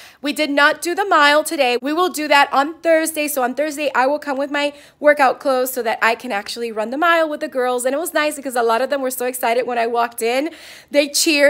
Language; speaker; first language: English; non-native, fluent; Spanish